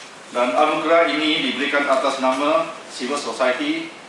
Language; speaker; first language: Malay; non-native, local second language; Chinese